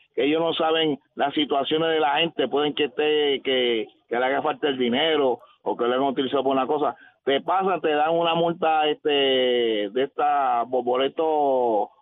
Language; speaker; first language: Spanish; native; Spanish